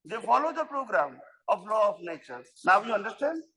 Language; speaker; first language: English; non-native, local second language; Gujarati